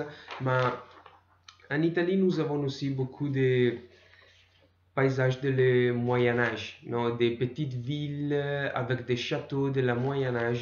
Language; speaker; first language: French; non-native, learner; Italian